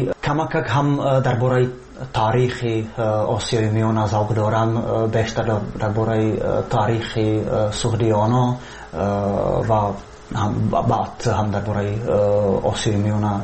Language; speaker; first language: Persian; non-native, fluent; Czech